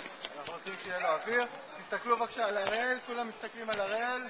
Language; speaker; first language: Hebrew; native; Hebrew